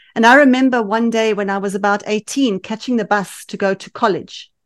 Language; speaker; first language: English; native; English